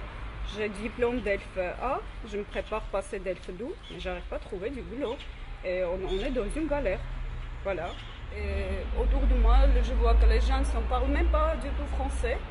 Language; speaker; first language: French; non-native, learner; Armenian